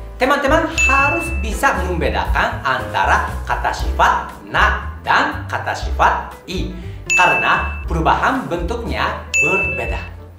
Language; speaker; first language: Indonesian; non-native, fluent; Japanese